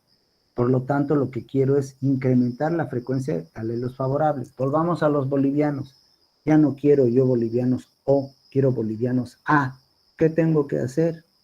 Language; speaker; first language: Spanish; native; Spanish